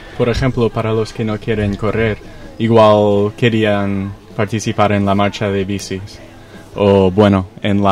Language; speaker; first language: Spanish; non-native, fluent; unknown